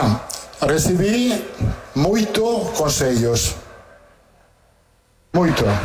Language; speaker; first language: Portuguese; non-native, fluent; Italian